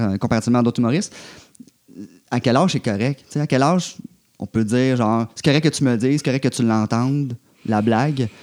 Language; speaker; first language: French; native; French